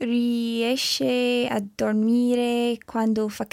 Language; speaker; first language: Italian; non-native, learner; English